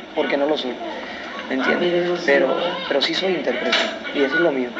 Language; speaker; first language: Spanish; early bilingual, heritage; Spanish